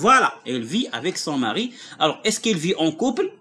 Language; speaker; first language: French; non-native, local second language; Arabic